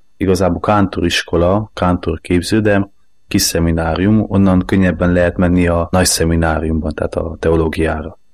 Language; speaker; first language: Hungarian; native; Hungarian